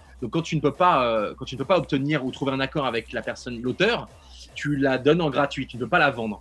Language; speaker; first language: French; native; French